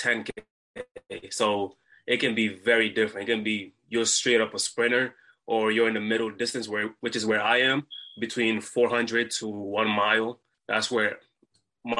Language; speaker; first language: English; native; English